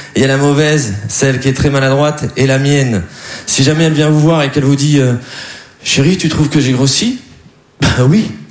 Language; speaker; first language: French; native; French